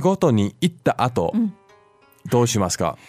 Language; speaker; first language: Japanese; non-native, fluent; English